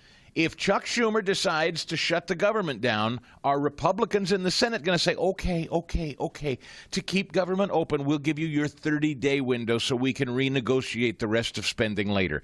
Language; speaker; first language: English; native; English